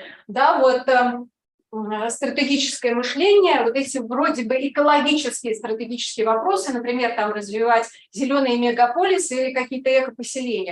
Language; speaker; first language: Russian; native; Russian